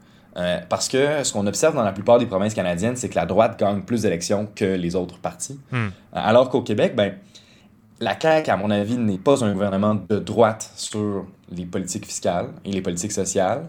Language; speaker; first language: French; native; French